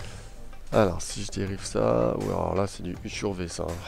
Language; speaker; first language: French; native; French